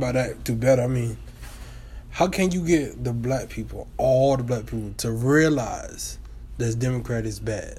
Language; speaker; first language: English; native; English